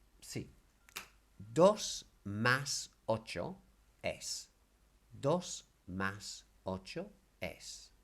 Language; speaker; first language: Spanish; non-native, fluent; English